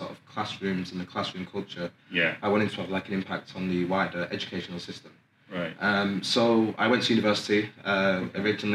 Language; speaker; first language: English; native; English